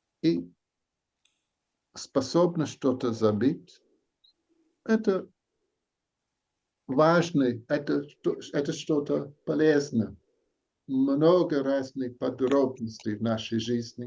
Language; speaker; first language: Russian; non-native, learner; English